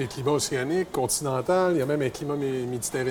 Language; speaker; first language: French; native; French